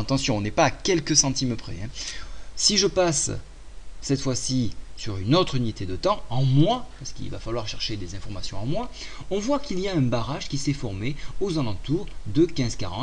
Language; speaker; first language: French; native; French